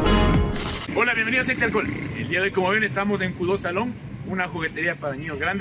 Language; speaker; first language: Spanish; native; Spanish